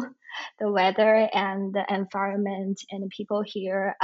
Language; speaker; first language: English; non-native, local second language; Cantonese